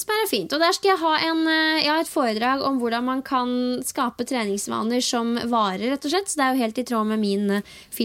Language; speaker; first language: Norwegian; native; Norwegian